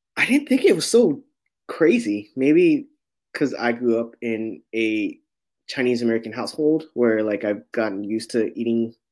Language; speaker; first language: English; native; English